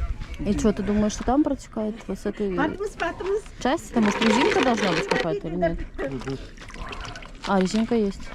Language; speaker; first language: Russian; native; Russian